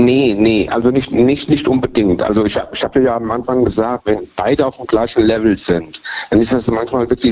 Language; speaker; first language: German; native; German